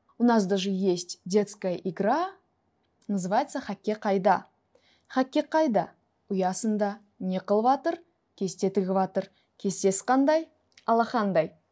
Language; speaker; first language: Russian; non-native, local second language; Kara-Kalpak